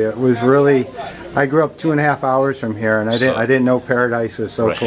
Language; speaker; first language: English; native; English